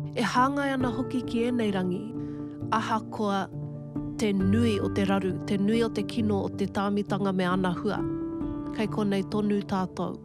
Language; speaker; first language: Māori; non-native, local second language; English